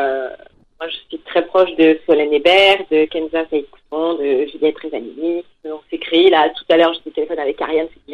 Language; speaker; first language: French; native; French